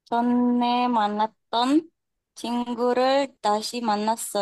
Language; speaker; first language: Korean; non-native, learner; Indonesian